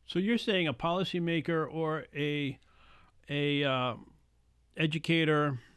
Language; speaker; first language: English; native; English